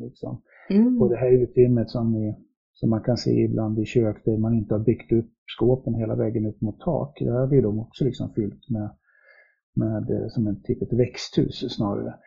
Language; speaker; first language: Swedish; native; Swedish